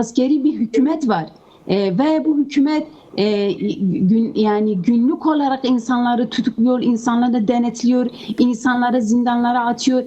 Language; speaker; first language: Turkish; non-native, fluent; Kurdish